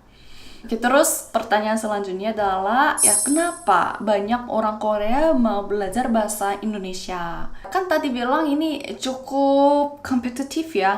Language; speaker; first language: Indonesian; non-native, fluent; Korean